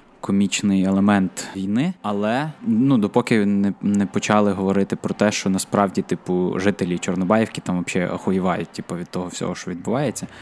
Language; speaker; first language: Ukrainian; native; Ukrainian